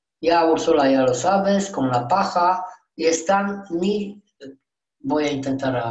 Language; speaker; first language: Spanish; non-native, learner; Romanian